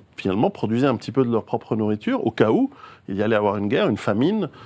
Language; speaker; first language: French; native; French